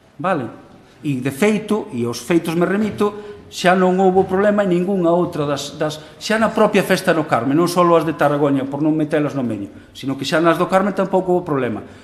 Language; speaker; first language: Galician; native; Galician